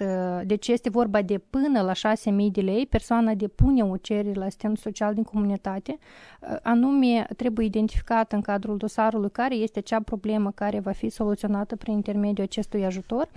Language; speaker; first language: Romanian; native; Romanian